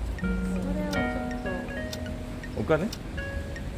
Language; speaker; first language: Japanese; non-native, learner; Korean